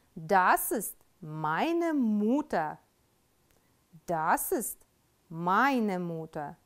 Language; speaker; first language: German; non-native, fluent; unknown